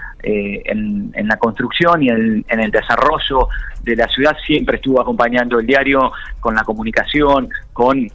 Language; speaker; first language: Spanish; native; Spanish